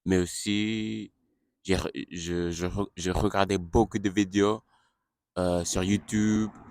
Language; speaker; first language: French; non-native, learner; English